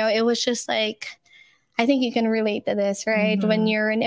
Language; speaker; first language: English; non-native, local second language; Filipino